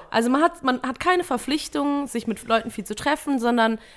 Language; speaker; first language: German; early bilingual, other home language; Vietnamese